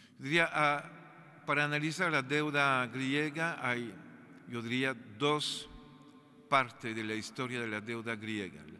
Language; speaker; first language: Spanish; non-native, fluent; French